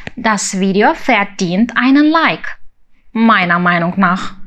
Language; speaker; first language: German; non-native, fluent; Russian